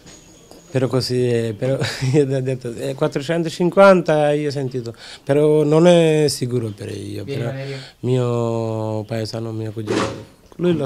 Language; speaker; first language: Italian; non-native, learner; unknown